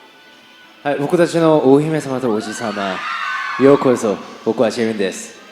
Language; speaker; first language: Japanese; non-native, learner; Korean